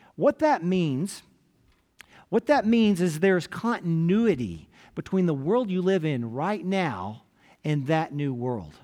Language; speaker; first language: English; native; English